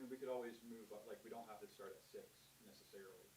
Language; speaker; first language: English; native; English